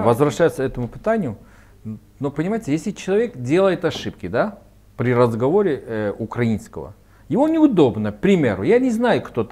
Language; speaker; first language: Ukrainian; non-native, learner; Armenian